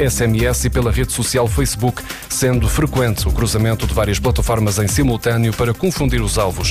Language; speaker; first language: Portuguese; native; Portuguese